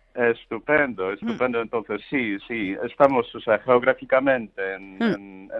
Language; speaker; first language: Spanish; non-native, fluent; Polish